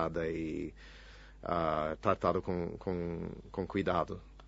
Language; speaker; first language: Spanish; non-native, fluent; English